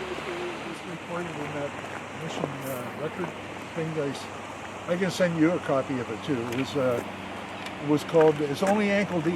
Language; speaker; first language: English; native; English